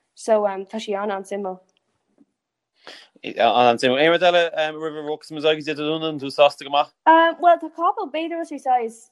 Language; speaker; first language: Irish; non-native, local second language; English